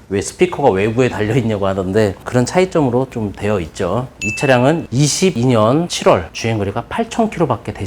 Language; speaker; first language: Korean; native; Korean